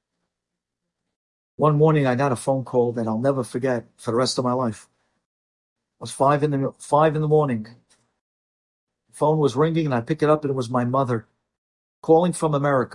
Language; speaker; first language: English; native; English